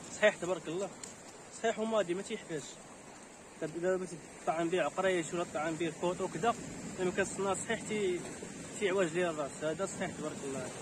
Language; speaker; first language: Arabic; native; Arabic